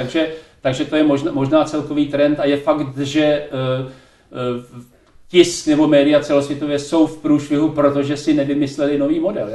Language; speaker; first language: Czech; native; Czech